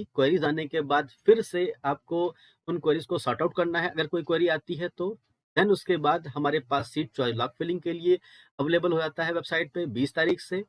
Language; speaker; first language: Hindi; native; Hindi